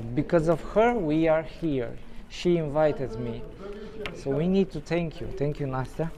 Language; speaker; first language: English; non-native, learner; Romanian